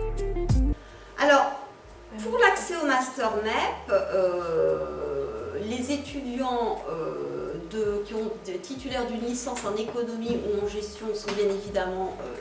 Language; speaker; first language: French; native; French